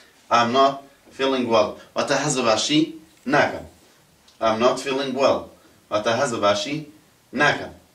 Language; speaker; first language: English; non-native, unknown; Central Kurdish